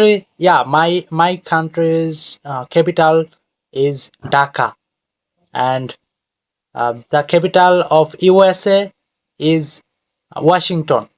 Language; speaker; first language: English; non-native, fluent; Bangla